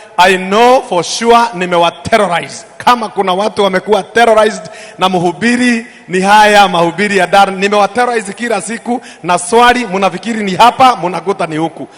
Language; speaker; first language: Swahili; non-native, local second language; Kikuyu